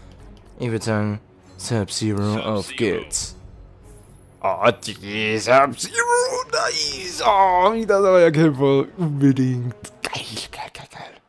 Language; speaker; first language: German; native; German